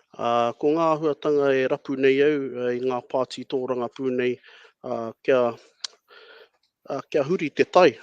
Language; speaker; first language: Māori; native; Māori